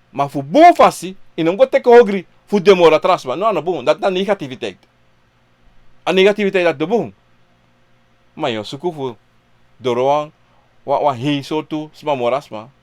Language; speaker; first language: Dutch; non-native, local second language; Sranan Tongo